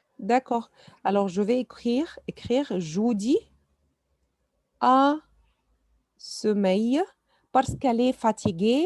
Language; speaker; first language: French; non-native, fluent; Arabic